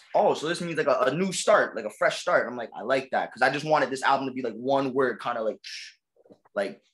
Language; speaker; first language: English; native; English